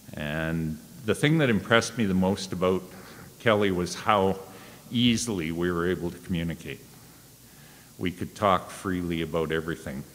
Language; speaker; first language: English; native; English